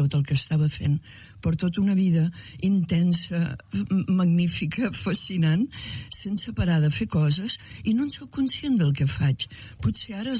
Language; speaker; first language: Catalan; native; Catalan